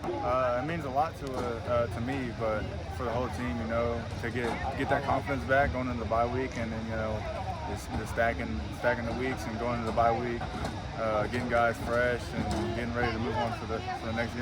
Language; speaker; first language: English; native; English